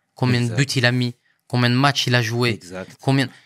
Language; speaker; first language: French; native; French